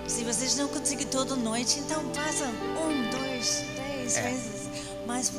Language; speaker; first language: Portuguese; non-native, fluent; English